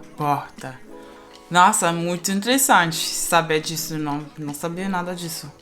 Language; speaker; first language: Portuguese; non-native, fluent; Spanish